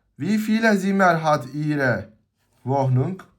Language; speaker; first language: German; non-native, learner; Turkish